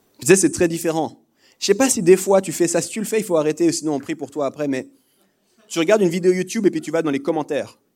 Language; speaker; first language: French; native; French